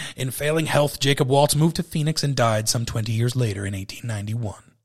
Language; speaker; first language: English; native; English